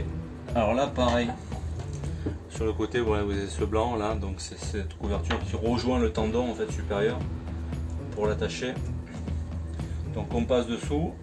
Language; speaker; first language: French; native; French